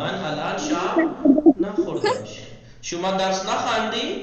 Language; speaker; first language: Persian; non-native, fluent; Urdu